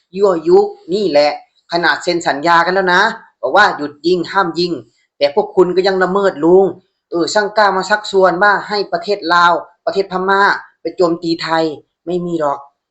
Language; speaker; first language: Thai; native; Thai